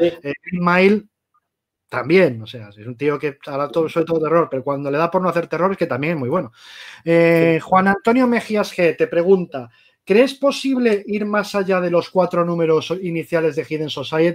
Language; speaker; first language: Spanish; native; Spanish